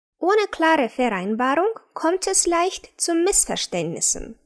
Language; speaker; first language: German; non-native, fluent; Ukrainian